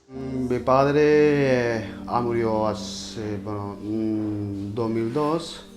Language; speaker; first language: Spanish; non-native, learner; Punjabi